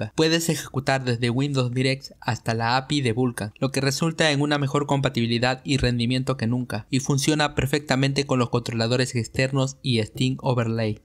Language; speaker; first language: Spanish; native; Spanish